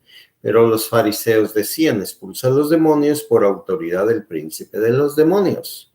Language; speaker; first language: Spanish; native; Spanish